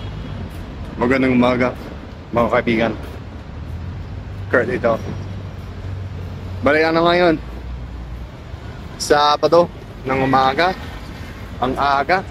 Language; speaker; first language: Filipino; non-native, learner; English